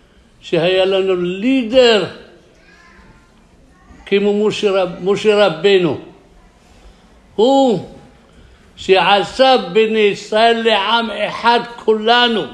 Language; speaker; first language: Hebrew; non-native, fluent; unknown